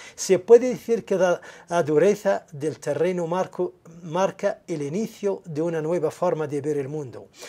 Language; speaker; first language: Spanish; non-native, local second language; Arabic